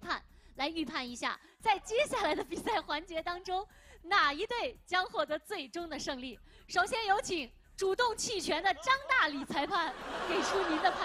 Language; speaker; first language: Chinese; native; Chinese